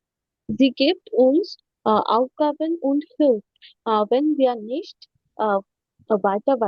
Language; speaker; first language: German; non-native, learner; Bangla